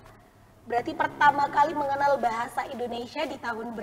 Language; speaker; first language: Indonesian; native; Indonesian